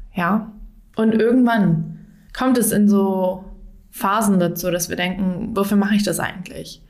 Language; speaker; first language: German; native; German